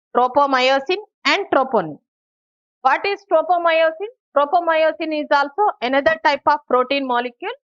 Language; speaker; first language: English; non-native, local second language; Telugu